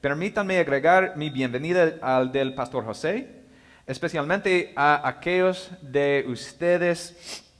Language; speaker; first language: Spanish; non-native, learner; English